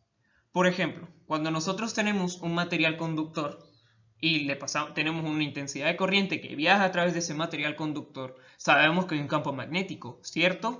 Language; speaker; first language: Spanish; native; Spanish